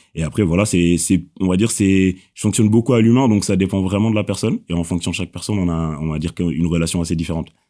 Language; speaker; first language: French; non-native, local second language; Wolof